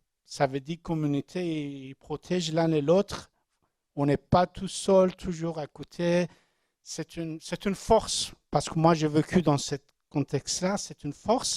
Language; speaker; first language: French; non-native, learner; Persian